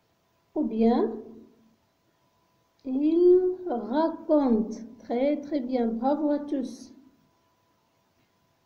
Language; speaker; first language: French; non-native, local second language; Arabic